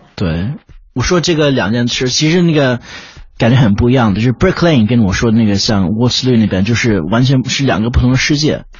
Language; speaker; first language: Chinese; native; Chinese